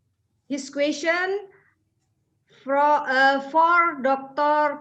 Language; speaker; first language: English; non-native, fluent; Indonesian